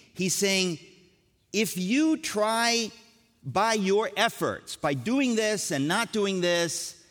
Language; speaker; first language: English; native; English